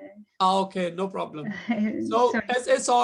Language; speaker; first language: English; non-native, local second language; Arabic